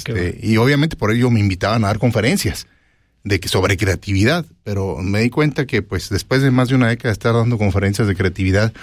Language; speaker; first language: Spanish; native; Spanish